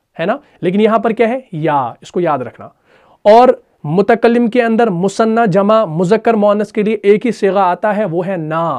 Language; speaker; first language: Urdu; non-native, local second language; Punjabi